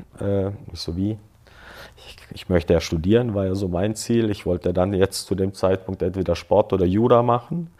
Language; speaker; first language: German; early bilingual, other home language; Croatian